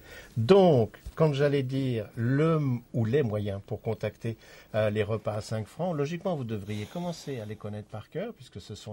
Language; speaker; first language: French; native; French